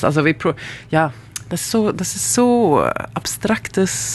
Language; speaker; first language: German; non-native, learner; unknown